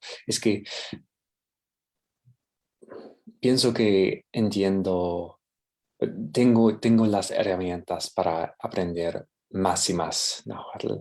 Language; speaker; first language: Spanish; non-native, fluent; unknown